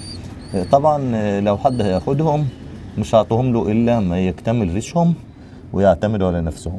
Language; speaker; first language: Arabic; native; Arabic